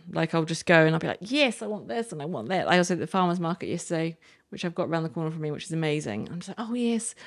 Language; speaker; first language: English; native; English